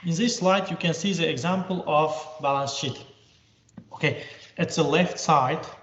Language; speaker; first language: English; non-native, fluent; Uzbek